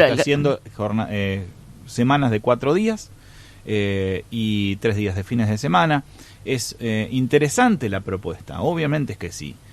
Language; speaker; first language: Spanish; native; Spanish